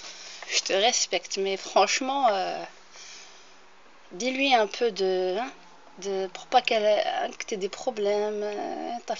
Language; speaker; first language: French; early bilingual, other home language; Arabic